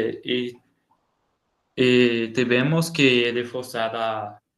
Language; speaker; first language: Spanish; non-native, learner; Portuguese